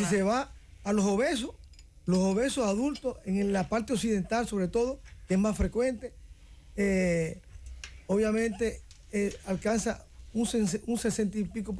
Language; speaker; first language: Spanish; native; Spanish